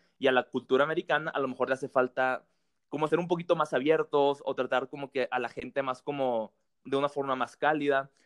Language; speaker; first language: Spanish; native; Spanish